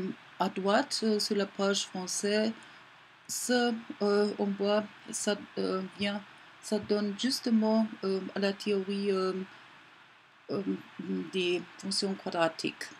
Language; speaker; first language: French; non-native, learner; German